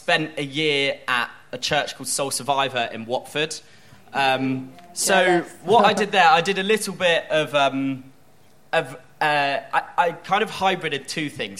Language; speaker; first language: English; native; English